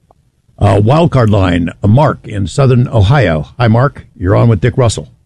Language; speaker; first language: English; native; English